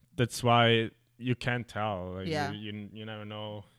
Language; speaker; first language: English; non-native, fluent; German